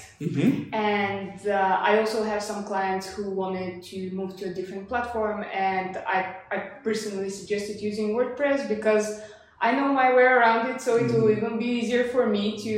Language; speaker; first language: English; non-native, fluent; Bulgarian